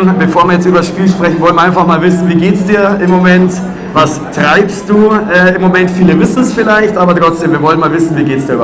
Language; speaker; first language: German; native; German